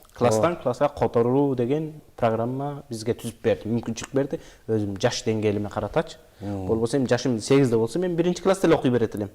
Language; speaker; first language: Kyrgyz; early bilingual, heritage; Kyrgyz